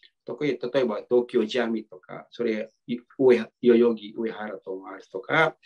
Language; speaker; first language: Japanese; non-native, fluent; Indonesian